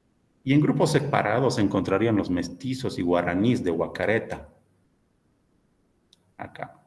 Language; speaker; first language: Spanish; native; Spanish